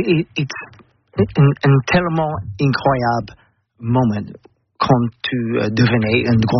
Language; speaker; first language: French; non-native, learner; English